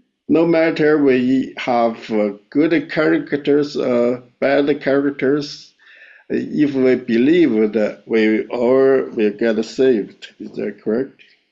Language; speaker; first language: English; non-native, fluent; Chinese